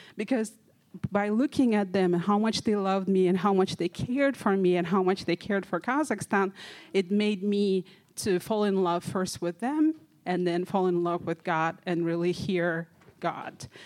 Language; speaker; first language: English; non-native, fluent; Kazakh